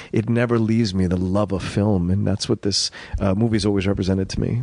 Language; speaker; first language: English; early bilingual, other home language; Spanish